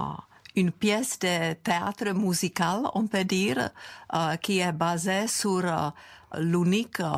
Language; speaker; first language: French; non-native, fluent; Czech